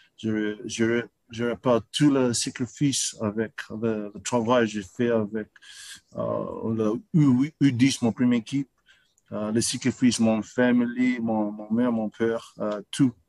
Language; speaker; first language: French; non-native, learner; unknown